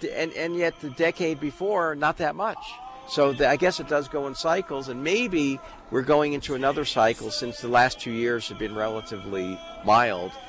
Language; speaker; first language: English; native; English